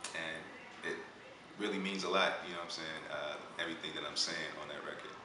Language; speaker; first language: English; native; English